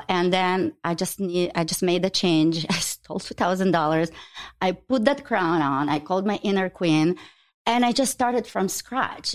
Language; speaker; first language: English; non-native, fluent; Ukrainian